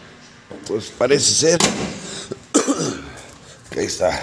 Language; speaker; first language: Spanish; native; Spanish